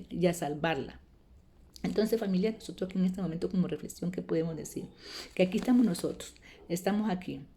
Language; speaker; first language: Spanish; native; Spanish